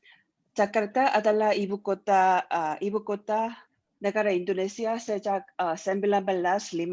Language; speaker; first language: Indonesian; non-native, learner; Korean